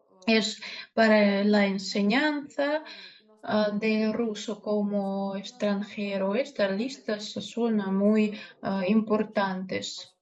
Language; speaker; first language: Spanish; non-native, fluent; Russian